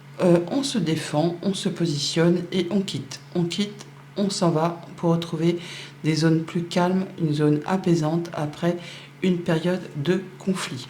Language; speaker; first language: French; native; French